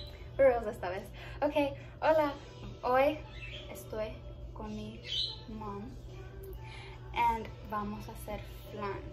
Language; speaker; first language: Spanish; early bilingual, heritage; Spanish